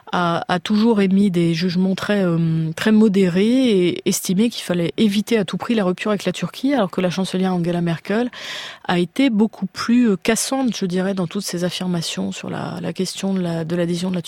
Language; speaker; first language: French; native; French